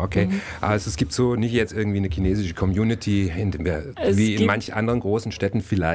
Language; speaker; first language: German; native; German